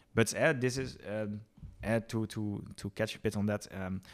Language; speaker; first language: English; non-native, fluent; Dutch